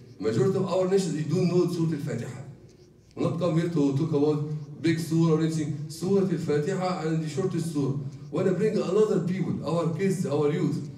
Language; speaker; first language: English; non-native, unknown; Arabic